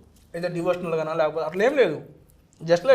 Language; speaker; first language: Telugu; native; Telugu